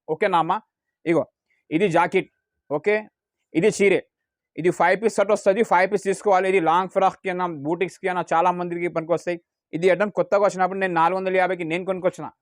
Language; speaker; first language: Telugu; non-native, local second language; Urdu